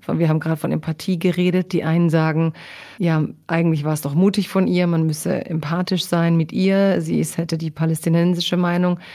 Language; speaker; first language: German; early bilingual, other home language; Croatian